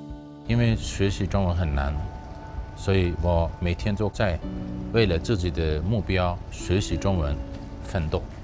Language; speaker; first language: Chinese; non-native, fluent; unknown